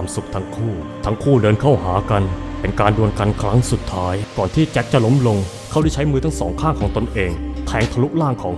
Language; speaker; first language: Thai; native; Thai